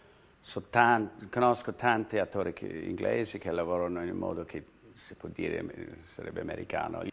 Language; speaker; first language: Italian; non-native, fluent; English